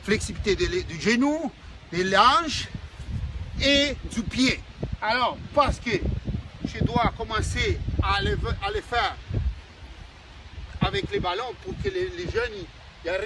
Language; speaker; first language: French; non-native, fluent; Spanish